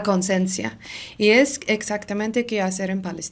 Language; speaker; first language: Spanish; non-native, learner; Arabic